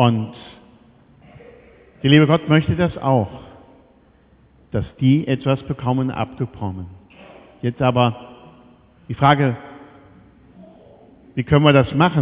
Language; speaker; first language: German; native; German